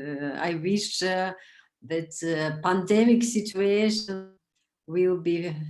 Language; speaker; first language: English; non-native, learner; Romanian